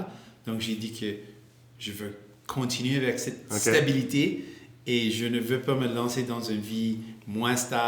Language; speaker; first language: French; non-native, local second language; English